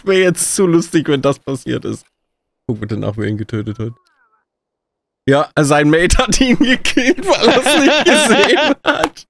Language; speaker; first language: German; native; German